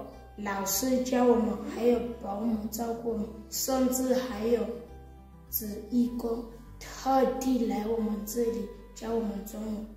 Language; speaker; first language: Chinese; non-native, learner; Southern Sotho